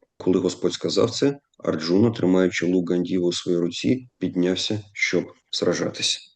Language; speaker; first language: Ukrainian; non-native, local second language; Russian